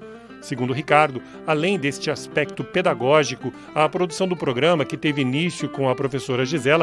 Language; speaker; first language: Portuguese; native; Portuguese